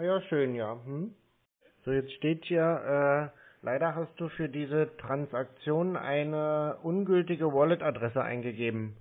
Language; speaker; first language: German; native; German